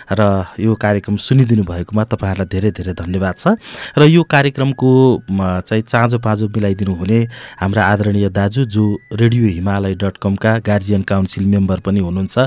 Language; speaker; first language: Nepali; native; Nepali